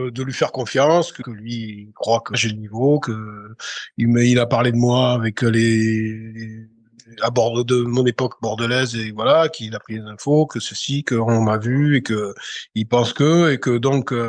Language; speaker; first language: French; native; French